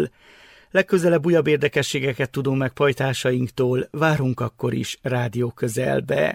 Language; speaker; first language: Hungarian; native; Hungarian